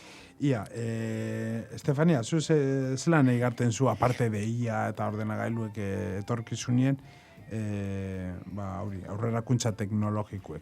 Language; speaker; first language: Basque; native; Basque